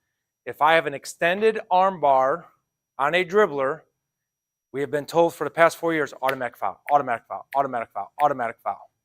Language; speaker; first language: English; native; English